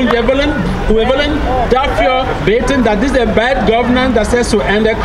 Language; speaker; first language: German; non-native, fluent; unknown